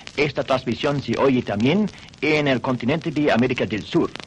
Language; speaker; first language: Spanish; non-native, fluent; Dutch